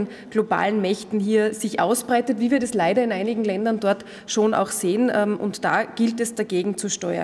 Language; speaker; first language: German; native; German